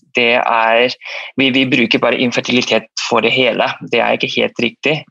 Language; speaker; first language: Norwegian; non-native, fluent; Malay